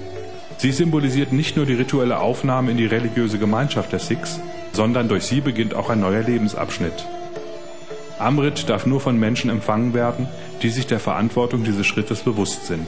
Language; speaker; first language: German; native; German